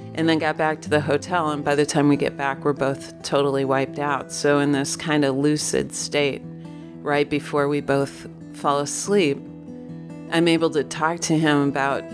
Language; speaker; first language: English; native; English